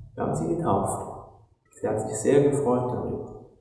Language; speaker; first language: German; non-native, fluent; Turkish